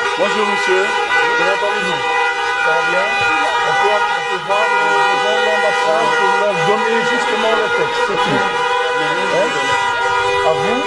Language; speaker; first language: French; non-native, fluent; Dutch